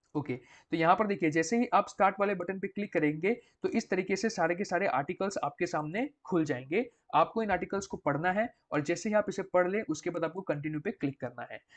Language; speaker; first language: Hindi; non-native, local second language; Gujarati